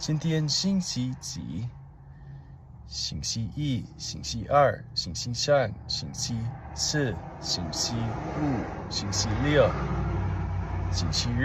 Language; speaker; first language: Chinese; non-native, learner; English